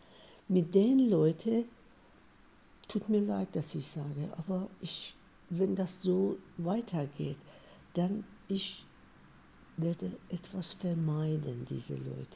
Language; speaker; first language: German; non-native, fluent; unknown